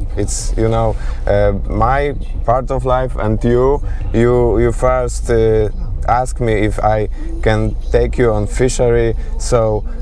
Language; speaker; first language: English; non-native, learner; Polish